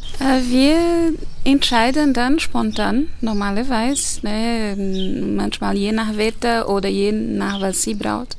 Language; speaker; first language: German; non-native, fluent; Portuguese